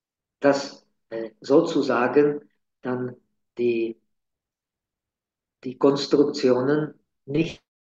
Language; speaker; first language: German; non-native, fluent; Czech